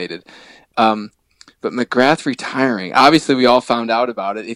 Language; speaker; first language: English; native; English